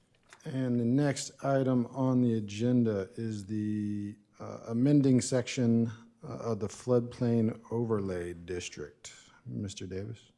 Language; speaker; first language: English; native; English